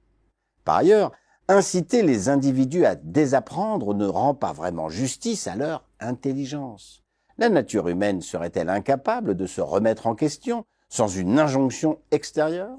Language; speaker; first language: French; native; French